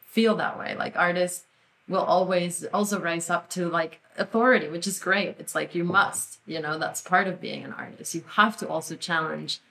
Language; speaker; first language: English; non-native, fluent; Spanish